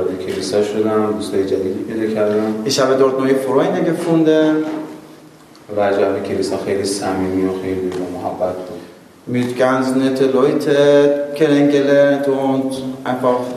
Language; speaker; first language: German; non-native, learner; Persian